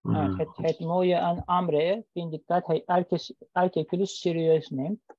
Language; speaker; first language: Dutch; non-native, learner; Turkish